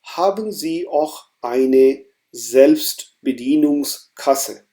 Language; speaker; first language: German; non-native, fluent; Urdu